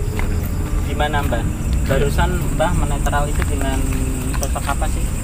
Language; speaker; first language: Indonesian; native; Indonesian